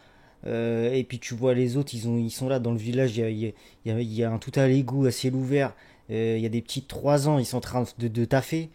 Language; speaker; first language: French; native; French